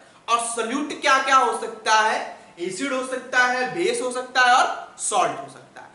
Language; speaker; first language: Hindi; native; Hindi